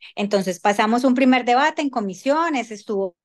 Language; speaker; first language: Spanish; native; Spanish